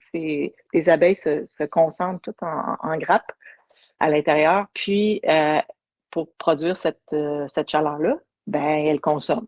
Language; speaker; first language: French; native; French